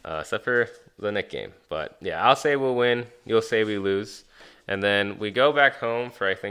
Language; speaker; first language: English; native; English